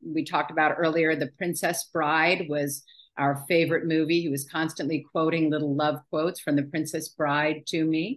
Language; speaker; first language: English; native; English